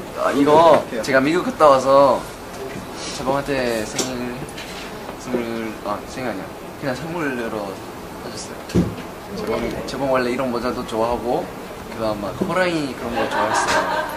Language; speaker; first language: Korean; non-native, fluent; Chinese